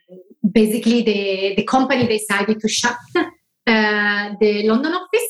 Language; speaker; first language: English; non-native, fluent; Italian